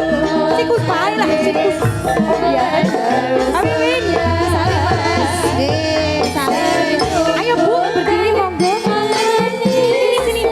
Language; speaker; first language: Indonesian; non-native, local second language; Javanese